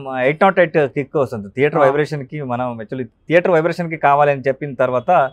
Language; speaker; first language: Telugu; non-native, local second language; Kannada